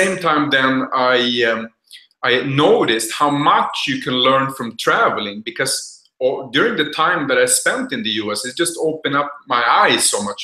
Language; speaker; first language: English; non-native, fluent; Swedish